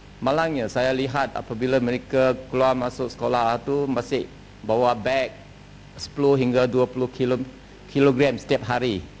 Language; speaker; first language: Malay; non-native, local second language; Chinese